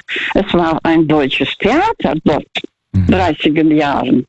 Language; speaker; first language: German; non-native, fluent; Russian